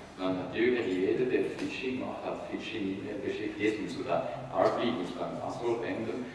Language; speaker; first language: German; non-native, fluent; Italian